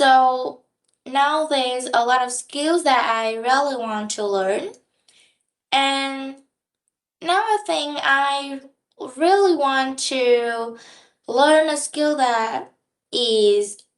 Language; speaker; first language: English; non-native, learner; Vietnamese